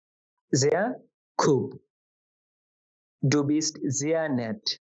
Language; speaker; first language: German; non-native, fluent; Bangla